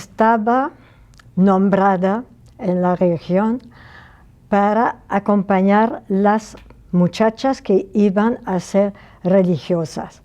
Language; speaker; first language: Spanish; non-native, fluent; French